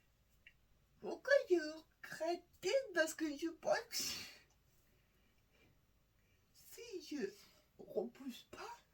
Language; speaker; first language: French; non-native, learner; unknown